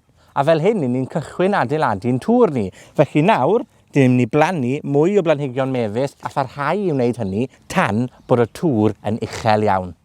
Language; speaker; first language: Welsh; native; Welsh